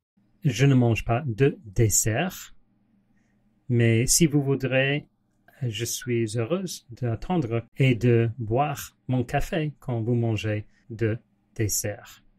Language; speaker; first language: French; non-native, learner; English